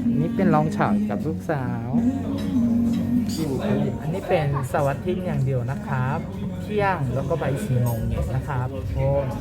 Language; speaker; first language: Thai; non-native, learner; Korean